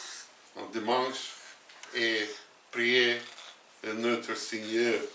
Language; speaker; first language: French; non-native, learner; Russian